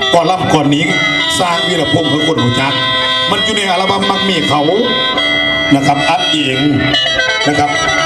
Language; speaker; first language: Thai; non-native, local second language; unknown